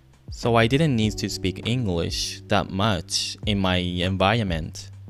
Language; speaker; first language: English; non-native, fluent; Japanese